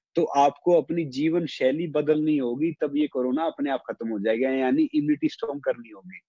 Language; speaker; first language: Hindi; native; Hindi